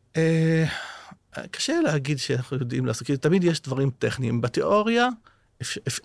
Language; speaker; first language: Hebrew; non-native, local second language; Arabic